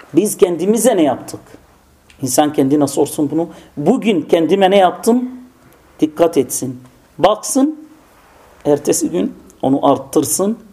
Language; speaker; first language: Turkish; non-native, fluent; Arabic